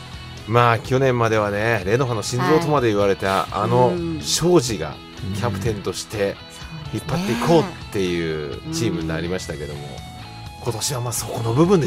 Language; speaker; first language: Japanese; native; Japanese